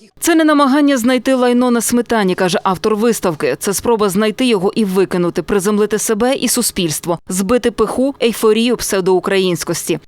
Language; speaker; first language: Ukrainian; native; Ukrainian